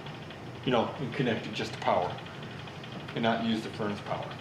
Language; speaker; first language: English; native; English